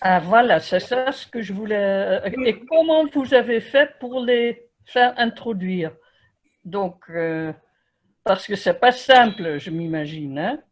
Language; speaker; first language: French; non-native, fluent; Dutch